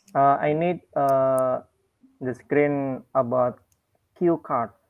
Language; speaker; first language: English; non-native, learner; Indonesian